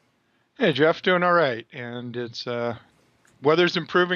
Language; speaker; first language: English; native; English